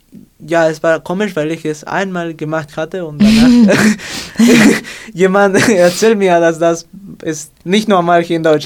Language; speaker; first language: German; non-native, learner; Spanish